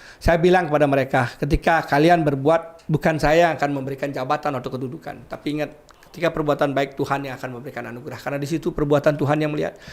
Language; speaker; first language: Indonesian; non-native, local second language; Balinese